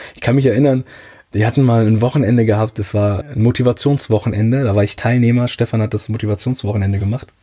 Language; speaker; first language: German; early bilingual, other home language; Italian